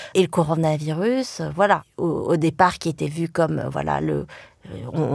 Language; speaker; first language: French; early bilingual, other home language; Vietnamese